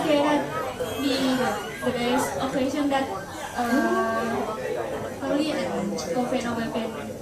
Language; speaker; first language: English; non-native, learner; Thai